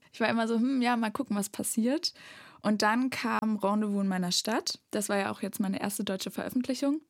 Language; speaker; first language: German; native; German